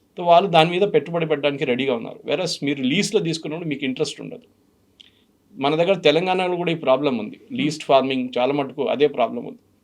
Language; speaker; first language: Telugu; non-native, fluent; Malayalam